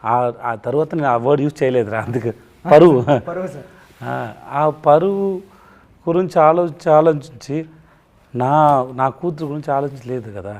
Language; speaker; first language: Telugu; non-native, learner; Tamil